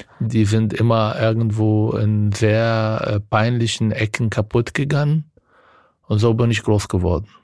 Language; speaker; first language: German; non-native, fluent; Arabic